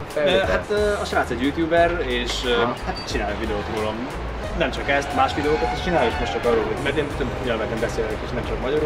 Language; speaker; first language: Hungarian; non-native, local second language; Slovak